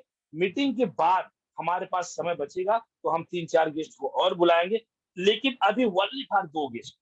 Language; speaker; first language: Hindi; native; Hindi